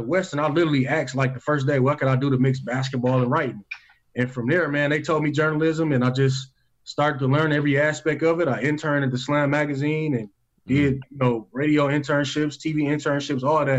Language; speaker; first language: English; native; English